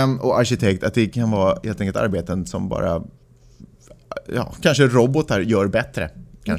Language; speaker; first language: Swedish; native; Swedish